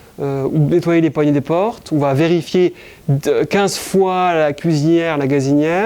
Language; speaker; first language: French; native; French